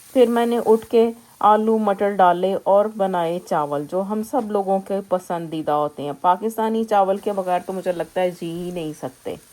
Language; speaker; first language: Urdu; native; Urdu